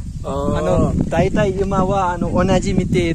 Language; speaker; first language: Japanese; non-native, learner; Nepali